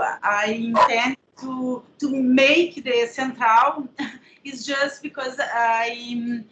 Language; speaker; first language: English; non-native, learner; Portuguese